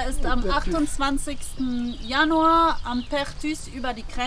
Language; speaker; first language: German; native; German